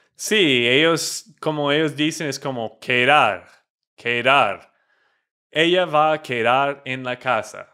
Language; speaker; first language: Spanish; non-native, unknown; English